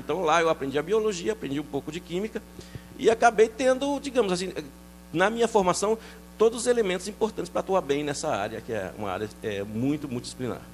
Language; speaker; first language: Portuguese; early bilingual, other home language; French